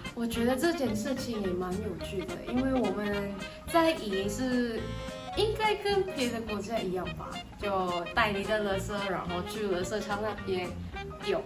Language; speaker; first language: Chinese; non-native, fluent; Indonesian